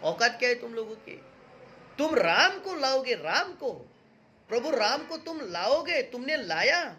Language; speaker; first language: Hindi; non-native, local second language; Marathi